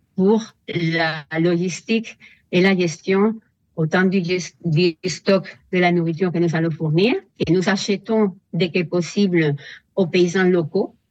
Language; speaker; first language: French; non-native, fluent; Spanish